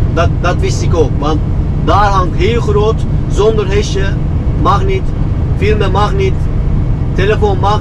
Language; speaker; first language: Dutch; non-native, fluent; Turkish